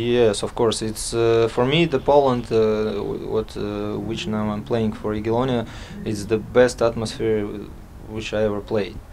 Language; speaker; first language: English; non-native, learner; Latvian